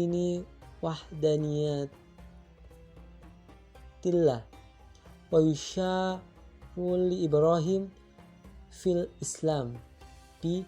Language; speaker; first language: Arabic; non-native, learner; Indonesian